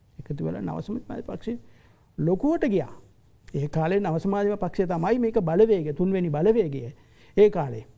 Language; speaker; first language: Sinhala; non-native, local second language; Tamil